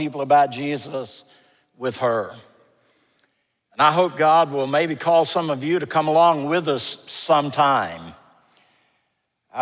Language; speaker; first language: English; native; English